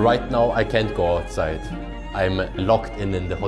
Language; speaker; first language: English; non-native, learner; German